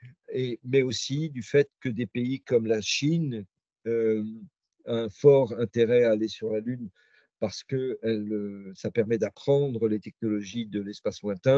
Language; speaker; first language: French; native; French